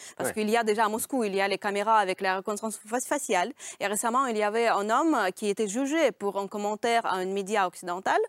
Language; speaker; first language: French; non-native, fluent; Russian